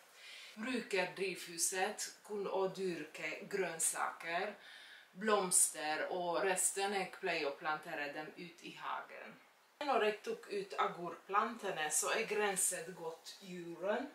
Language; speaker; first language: Norwegian; non-native, fluent; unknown